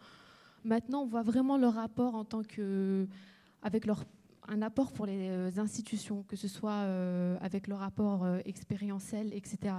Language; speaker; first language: French; native; French